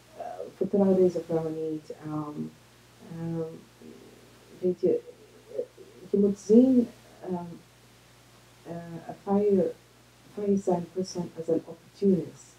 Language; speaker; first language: Dutch; non-native, fluent; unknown